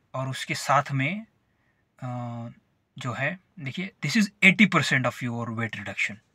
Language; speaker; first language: Hindi; non-native, local second language; Marathi